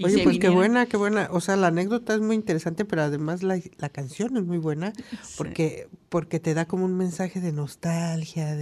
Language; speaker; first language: Spanish; native; Spanish